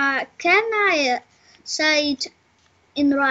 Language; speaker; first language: English; non-native, learner; Russian